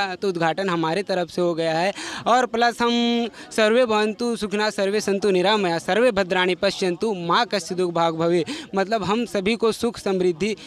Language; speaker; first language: Hindi; native; Hindi